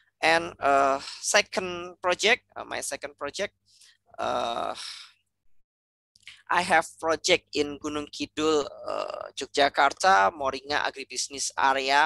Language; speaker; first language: English; non-native, fluent; Indonesian